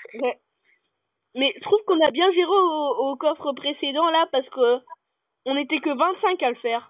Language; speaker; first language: French; native; French